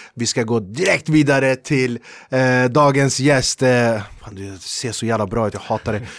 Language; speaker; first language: Swedish; early bilingual, other home language; Kurdish